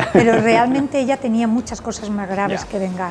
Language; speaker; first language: Spanish; native; Spanish